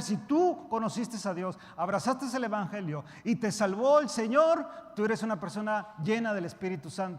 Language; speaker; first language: Spanish; early bilingual, heritage; Spanish